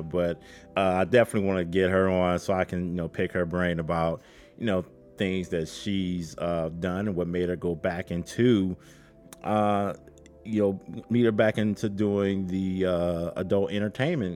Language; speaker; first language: English; native; English